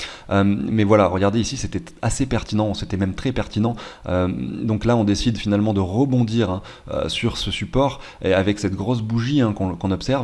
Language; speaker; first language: French; native; French